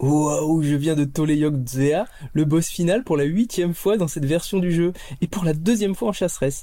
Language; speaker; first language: French; native; French